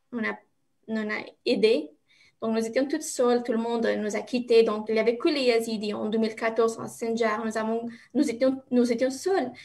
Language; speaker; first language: French; non-native, learner; Arabic